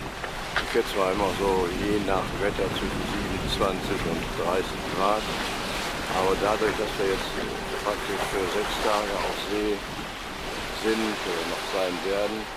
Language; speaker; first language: German; native; German